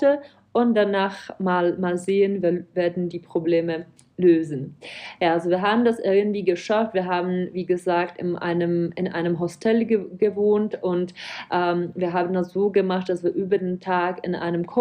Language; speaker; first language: German; non-native, fluent; Czech